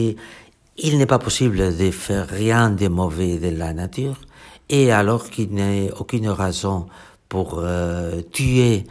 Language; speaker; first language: French; non-native, fluent; Catalan